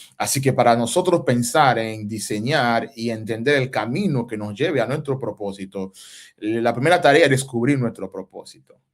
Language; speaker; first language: Spanish; non-native, fluent; Haitian Creole